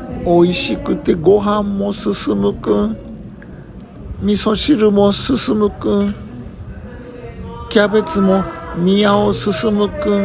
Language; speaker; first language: Japanese; native; Japanese